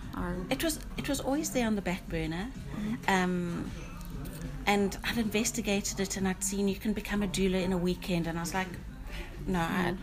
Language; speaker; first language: English; native; English